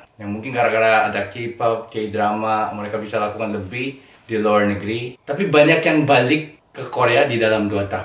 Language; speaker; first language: Indonesian; non-native, fluent; Korean